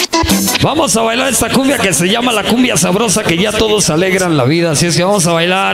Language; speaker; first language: Spanish; native; Spanish